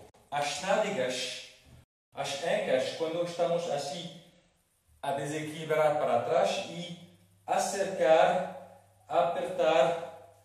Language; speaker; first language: Portuguese; non-native, fluent; French